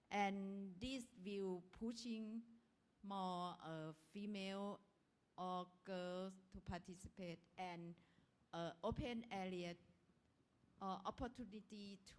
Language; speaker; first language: English; non-native, learner; Thai